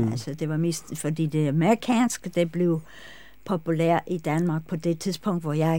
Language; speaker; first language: Danish; non-native, fluent; English